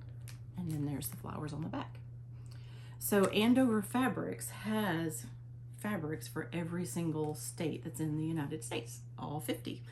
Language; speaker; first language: English; native; English